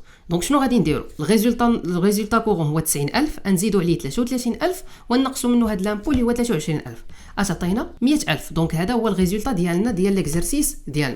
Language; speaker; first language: Arabic; native; Arabic